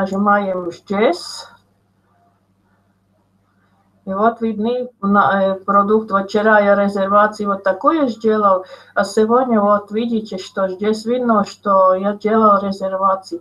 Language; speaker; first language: Russian; non-native, local second language; Latvian